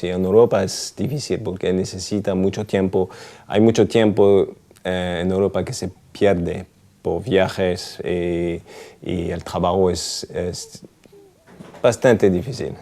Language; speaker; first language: Spanish; non-native, learner; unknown